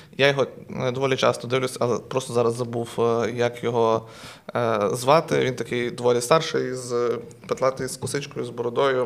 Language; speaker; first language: Ukrainian; native; Ukrainian